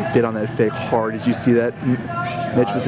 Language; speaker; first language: English; native; English